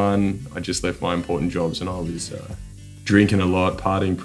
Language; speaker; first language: English; native; English